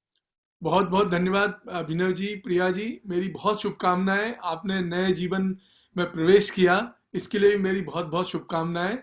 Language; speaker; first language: Hindi; native; Hindi